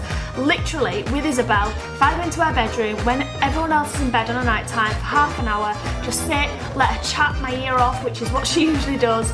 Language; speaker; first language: English; native; English